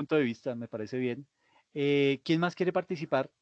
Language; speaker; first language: Spanish; native; Spanish